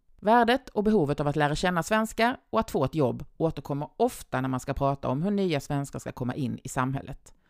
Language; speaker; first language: Swedish; native; Swedish